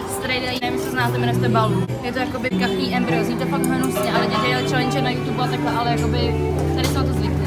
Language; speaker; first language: Czech; early bilingual, other home language; Vietnamese